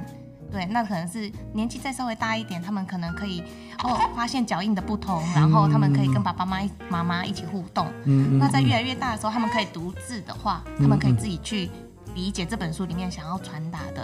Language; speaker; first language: Chinese; native; Chinese